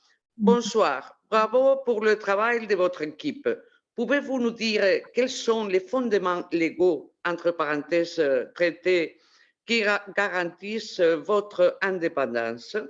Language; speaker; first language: French; non-native, fluent; Spanish